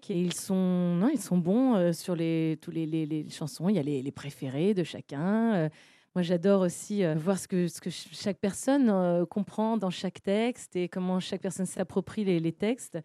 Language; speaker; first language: French; native; French